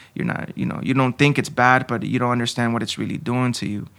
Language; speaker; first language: English; early bilingual, other home language; Spanish